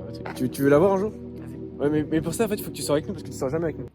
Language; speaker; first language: French; native; French